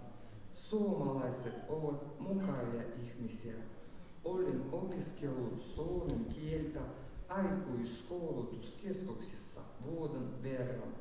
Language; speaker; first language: Finnish; non-native, learner; Russian